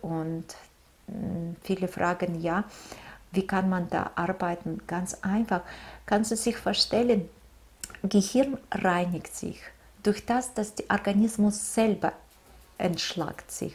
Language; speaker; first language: German; non-native, fluent; Russian